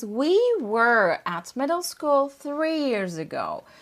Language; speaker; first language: English; non-native, fluent; Turkish